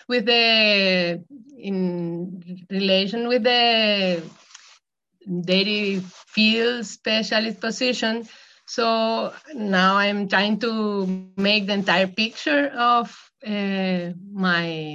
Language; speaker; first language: English; non-native, fluent; Spanish